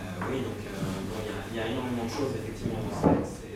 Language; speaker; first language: French; native; French